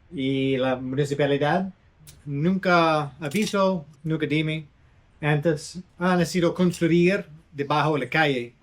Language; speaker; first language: Spanish; non-native, learner; English